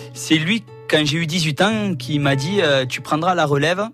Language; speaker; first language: French; native; French